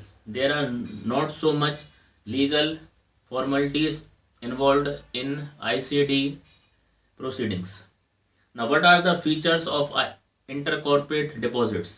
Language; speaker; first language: English; non-native, local second language; Hindi